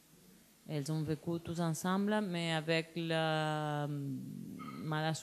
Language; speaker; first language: French; non-native, learner; Spanish